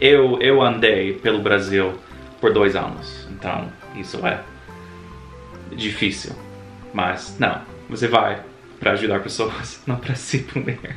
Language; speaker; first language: Portuguese; non-native, fluent; English